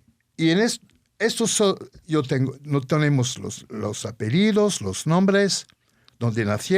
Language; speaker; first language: Spanish; early bilingual, heritage; Ladino